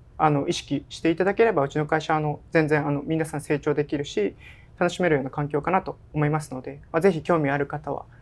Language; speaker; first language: Japanese; native; Japanese